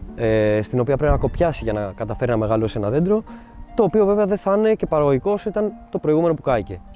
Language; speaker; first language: Greek; native; Greek